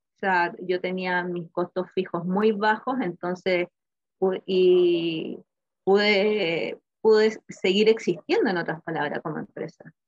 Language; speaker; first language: Spanish; native; Spanish